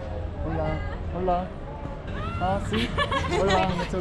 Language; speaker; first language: Spanish; non-native, learner; Korean